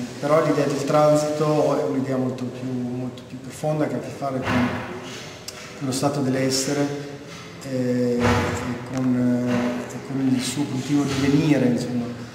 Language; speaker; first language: Italian; non-native, fluent; Albanian